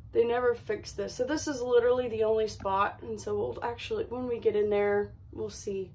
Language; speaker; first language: English; native; English